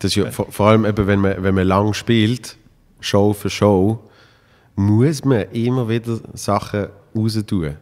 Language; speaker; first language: German; native; German